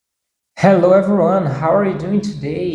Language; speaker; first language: English; non-native, fluent; Portuguese